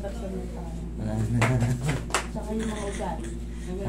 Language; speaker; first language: Filipino; native; Filipino